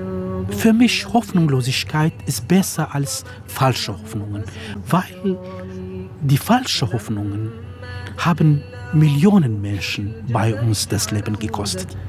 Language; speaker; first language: German; non-native, fluent; Kurdish